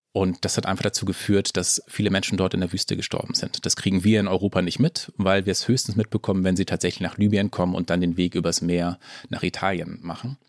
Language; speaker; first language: German; native; German